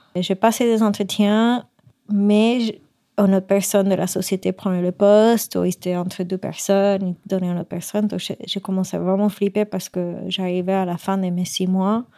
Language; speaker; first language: French; non-native, fluent; Spanish